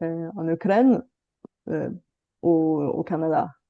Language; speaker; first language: French; non-native, fluent; Bulgarian